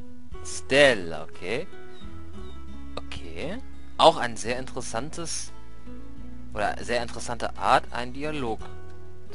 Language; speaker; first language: German; native; German